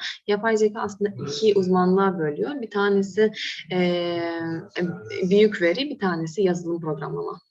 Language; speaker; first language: Turkish; non-native, fluent; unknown